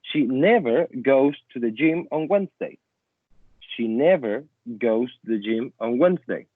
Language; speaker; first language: English; non-native, fluent; Spanish